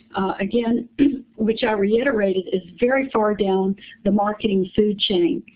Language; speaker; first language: English; native; English